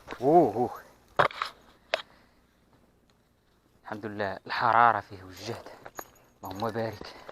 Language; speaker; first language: Arabic; native; Arabic